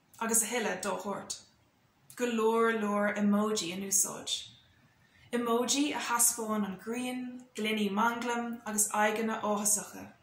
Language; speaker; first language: Irish; non-native, local second language; English